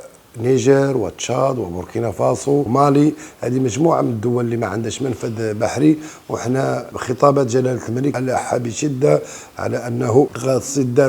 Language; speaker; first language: Arabic; native; Arabic